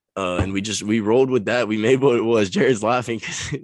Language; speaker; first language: English; native; English